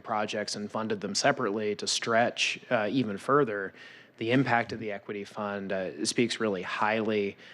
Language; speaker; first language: English; native; English